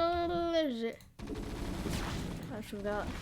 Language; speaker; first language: French; native; French